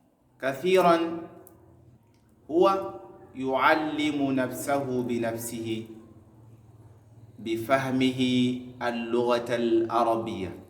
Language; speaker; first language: Arabic; non-native, fluent; Hausa